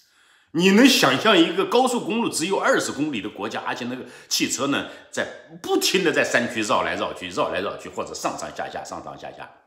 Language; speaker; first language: Chinese; native; Chinese